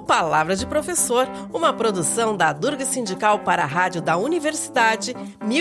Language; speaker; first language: Portuguese; native; Portuguese